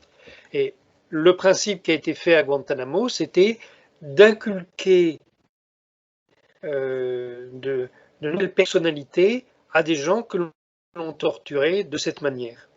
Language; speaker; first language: French; native; French